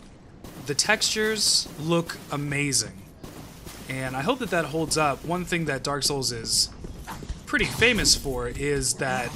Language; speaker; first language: English; native; English